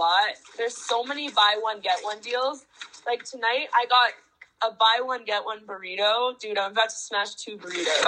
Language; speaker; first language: English; native; English